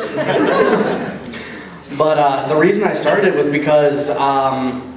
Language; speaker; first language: English; native; English